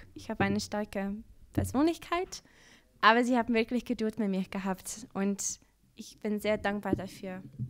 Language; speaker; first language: German; non-native, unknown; Dutch